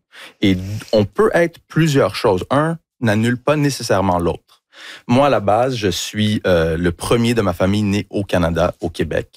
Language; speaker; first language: French; early bilingual, other home language; English